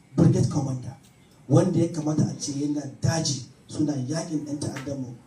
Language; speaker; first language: Hausa; native; Hausa